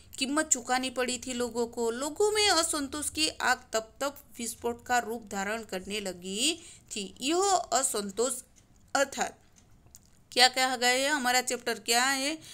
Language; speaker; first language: Hindi; non-native, local second language; Gujarati